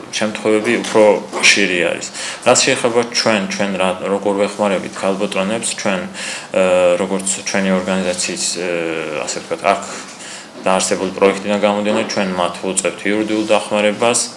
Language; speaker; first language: Georgian; non-native, local second language; Azerbaijani